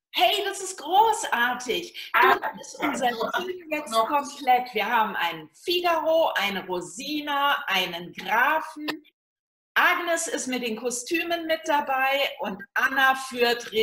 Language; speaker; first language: German; native; German